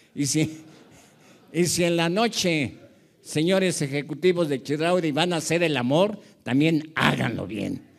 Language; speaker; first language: Spanish; early bilingual, other home language; Japanese